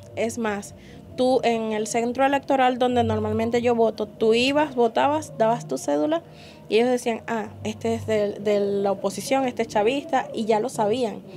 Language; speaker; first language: Spanish; native; Spanish